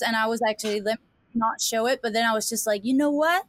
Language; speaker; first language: English; non-native, fluent; Danish